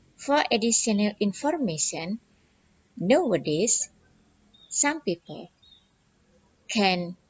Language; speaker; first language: English; non-native, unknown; Indonesian